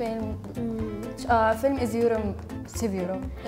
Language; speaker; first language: English; non-native, fluent; Arabic